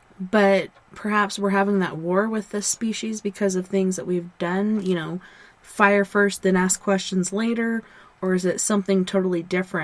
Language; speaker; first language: English; native; English